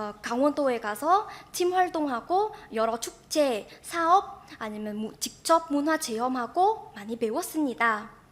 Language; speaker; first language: Korean; non-native, fluent; Vietnamese